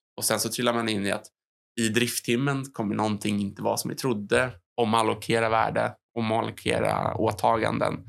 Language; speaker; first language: Swedish; native; Swedish